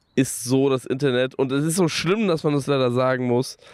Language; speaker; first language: German; native; German